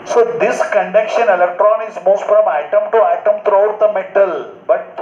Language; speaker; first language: English; non-native, local second language; Kannada